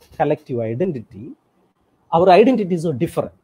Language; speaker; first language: English; non-native, local second language; Tamil